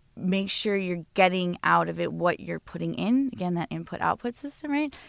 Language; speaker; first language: English; native; English